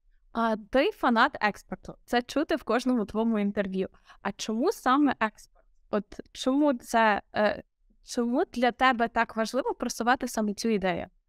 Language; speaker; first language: Ukrainian; native; Ukrainian